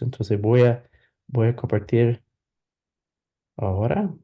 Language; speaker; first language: Spanish; non-native, fluent; English